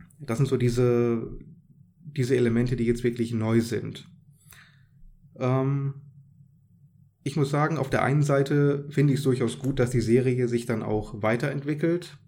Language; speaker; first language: German; native; German